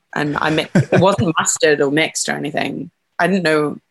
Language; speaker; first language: English; native; English